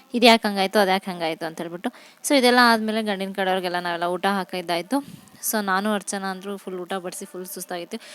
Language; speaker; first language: Kannada; non-native, local second language; Lambadi